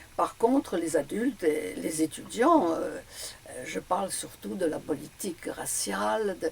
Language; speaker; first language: French; early bilingual, other home language; Polish